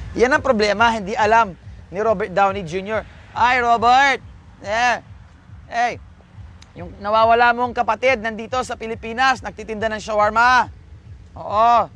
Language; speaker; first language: Filipino; non-native, local second language; Pampanga